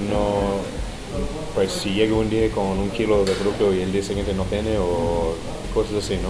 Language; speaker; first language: Spanish; non-native, fluent; English